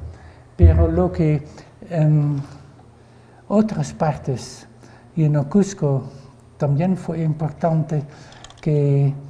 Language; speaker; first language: Spanish; non-native, fluent; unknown